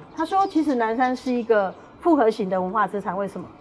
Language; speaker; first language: Chinese; native; Chinese